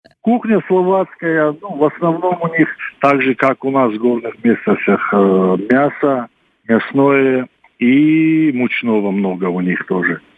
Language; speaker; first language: Russian; non-native, local second language; Ossetic